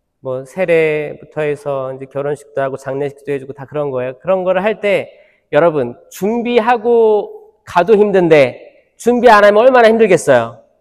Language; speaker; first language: Korean; native; Korean